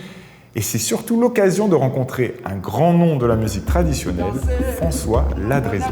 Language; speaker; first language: French; native; French